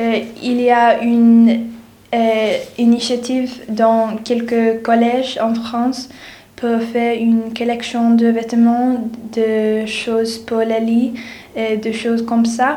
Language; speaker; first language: French; non-native, learner; English